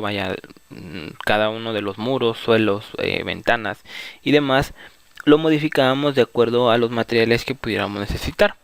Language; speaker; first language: Spanish; native; Spanish